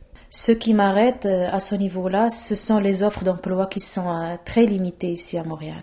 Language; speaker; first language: French; non-native, local second language; Arabic